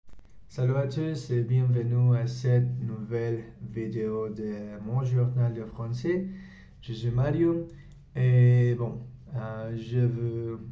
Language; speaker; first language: French; non-native, learner; Spanish